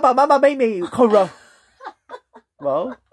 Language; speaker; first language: Chinese; non-native, learner; Korean